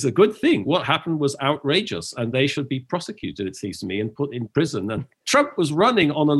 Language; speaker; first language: English; native; English